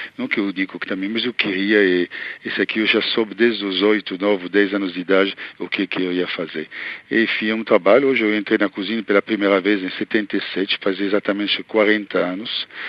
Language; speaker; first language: Portuguese; non-native, fluent; French